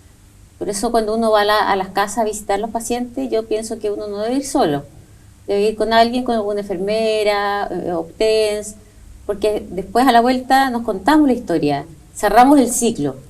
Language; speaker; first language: Spanish; native; Spanish